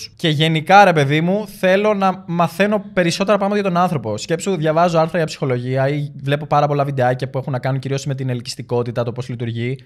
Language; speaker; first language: Greek; early bilingual, other home language; Albanian